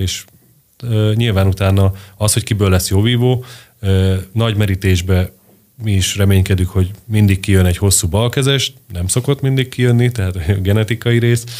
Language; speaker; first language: Hungarian; native; Hungarian